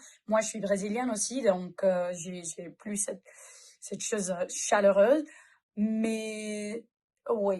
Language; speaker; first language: French; non-native, fluent; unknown